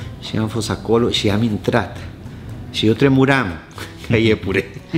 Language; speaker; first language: Romanian; non-native, fluent; Spanish